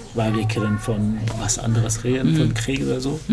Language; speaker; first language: German; early bilingual, other home language; French